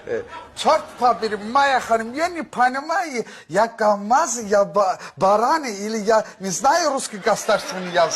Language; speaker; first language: Russian; non-native, learner; Azerbaijani